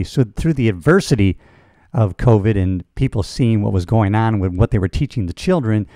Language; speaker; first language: English; native; English